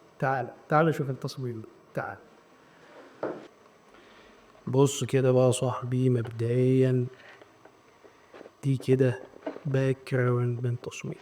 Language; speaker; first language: Arabic; native; Arabic